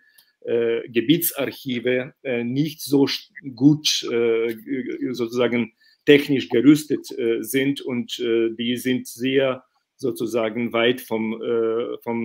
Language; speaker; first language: German; non-native, fluent; Ukrainian